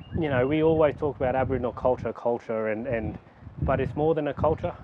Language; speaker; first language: English; native; English